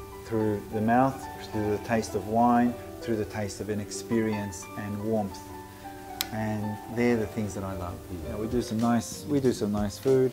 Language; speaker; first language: English; early bilingual, other home language; Italian